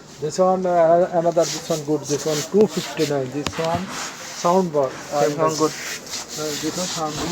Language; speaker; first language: English; non-native, learner; Filipino